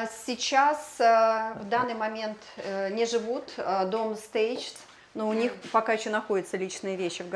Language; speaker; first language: Russian; native; Russian